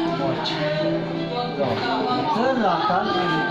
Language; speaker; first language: Vietnamese; non-native, local second language; Hmong